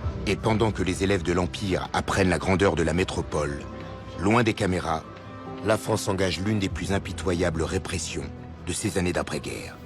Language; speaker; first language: French; native; French